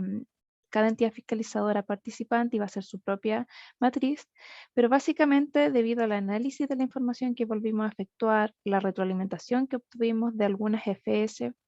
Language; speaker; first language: Spanish; native; Spanish